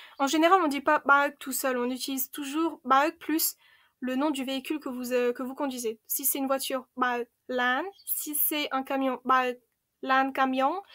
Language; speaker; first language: French; early bilingual, other home language; Khmer